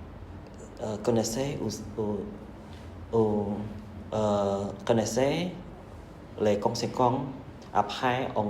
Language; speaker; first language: French; non-native, learner; Khmer